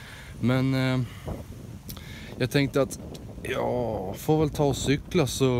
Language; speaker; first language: Swedish; native; Swedish